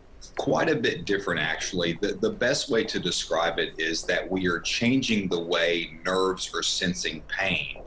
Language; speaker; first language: English; native; English